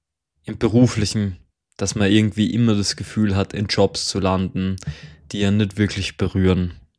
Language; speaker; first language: German; native; German